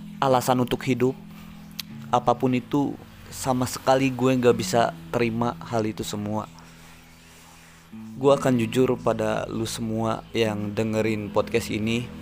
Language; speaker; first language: Indonesian; native; Indonesian